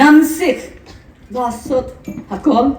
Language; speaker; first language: Hebrew; non-native, fluent; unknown